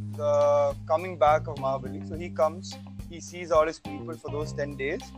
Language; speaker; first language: English; non-native, local second language; Malayalam